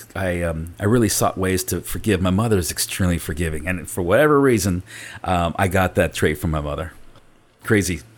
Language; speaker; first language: English; early bilingual, other home language; Spanish